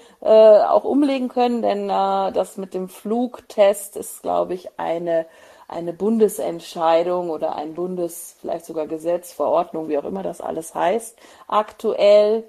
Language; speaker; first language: German; native; German